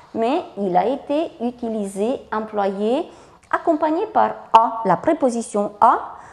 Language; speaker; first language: French; non-native, fluent; Romanian